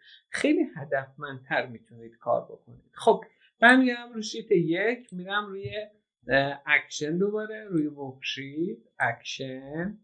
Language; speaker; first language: Persian; native; Persian